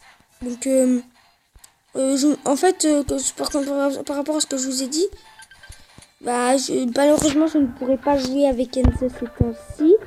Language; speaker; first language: French; native; French